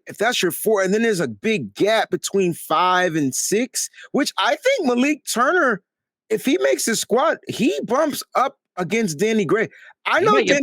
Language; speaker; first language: English; native; English